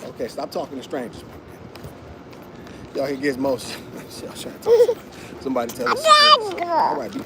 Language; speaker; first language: English; native; English